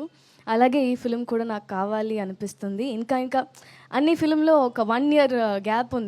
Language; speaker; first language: Telugu; non-native, learner; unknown